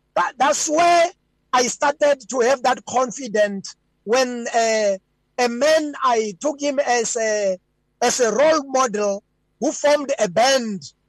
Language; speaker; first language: English; non-native, local second language; Venda